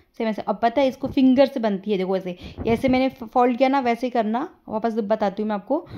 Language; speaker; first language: Hindi; native; Hindi